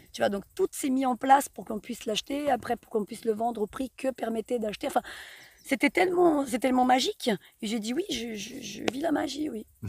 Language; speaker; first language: French; non-native, fluent; Portuguese